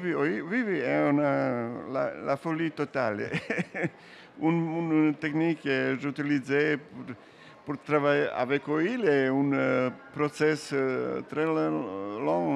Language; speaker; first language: French; non-native, learner; Serbian